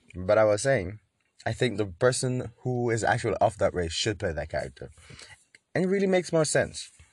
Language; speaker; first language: English; native; English